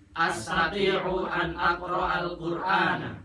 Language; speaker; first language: Arabic; non-native, learner; Indonesian